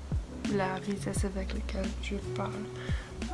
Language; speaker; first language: French; non-native, fluent; English